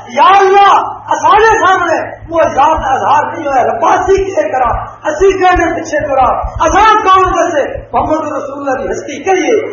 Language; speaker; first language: Urdu; non-native, local second language; Punjabi